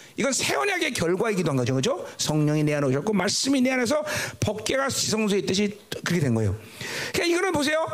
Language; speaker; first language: Korean; native; Korean